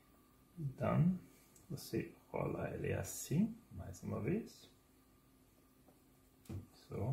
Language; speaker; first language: Portuguese; non-native, fluent; German